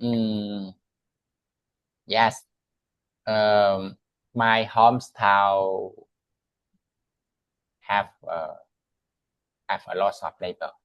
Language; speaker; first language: English; non-native, learner; Vietnamese